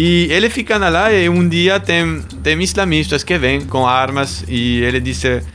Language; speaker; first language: Portuguese; non-native, learner; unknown